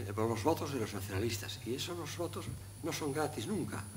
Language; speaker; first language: Spanish; native; Spanish